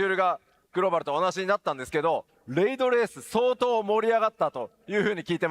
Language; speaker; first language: Japanese; native; Japanese